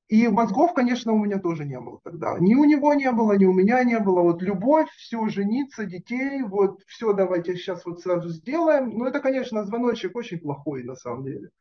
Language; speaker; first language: Russian; native; Russian